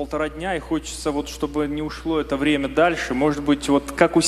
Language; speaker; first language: Russian; non-native, learner; Bulgarian